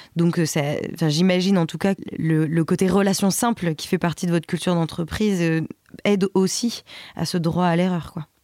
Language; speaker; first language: French; native; French